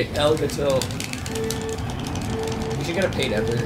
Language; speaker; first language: English; native; English